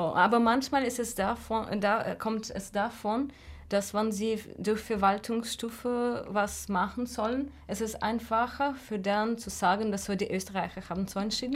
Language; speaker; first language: German; non-native, fluent; Russian